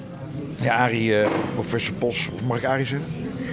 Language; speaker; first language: Dutch; native; Dutch